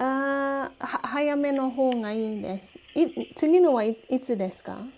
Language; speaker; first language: Japanese; non-native, learner; English